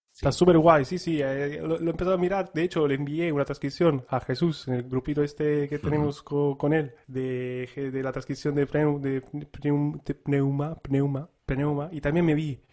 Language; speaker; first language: Spanish; non-native, fluent; Italian